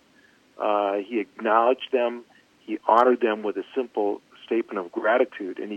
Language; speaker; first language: English; native; English